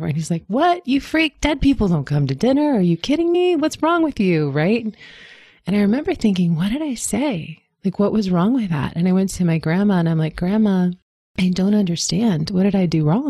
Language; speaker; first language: English; native; English